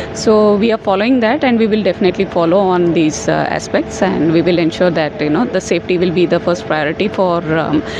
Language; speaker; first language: English; non-native, local second language; Telugu